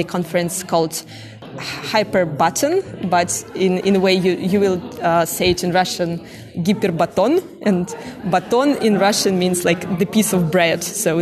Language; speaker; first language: English; non-native, fluent; Russian